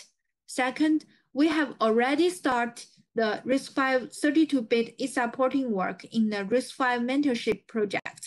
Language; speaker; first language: English; non-native, fluent; Chinese